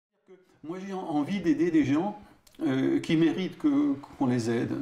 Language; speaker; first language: French; native; French